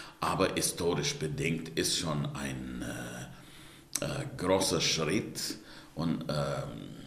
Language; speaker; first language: German; non-native, fluent; Romanian